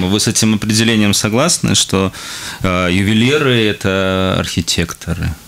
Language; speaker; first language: Russian; native; Russian